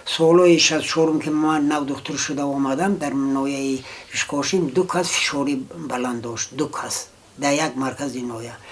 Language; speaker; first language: Tajik; non-native, local second language; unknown